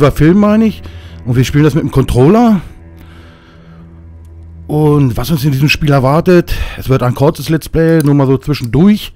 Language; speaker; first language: German; native; German